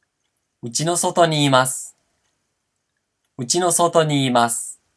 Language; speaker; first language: Japanese; non-native, fluent; Portuguese